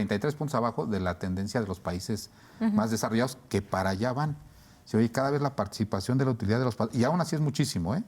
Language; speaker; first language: Spanish; native; Spanish